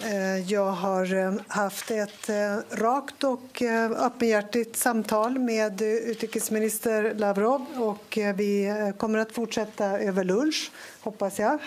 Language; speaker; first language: Swedish; native; Swedish